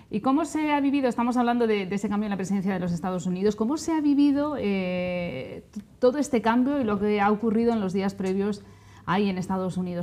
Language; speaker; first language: Spanish; native; Spanish